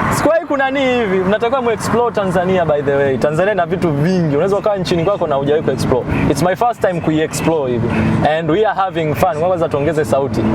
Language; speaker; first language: Swahili; native; Swahili